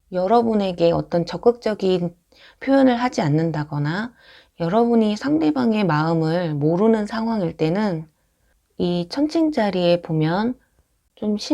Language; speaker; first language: Korean; native; Korean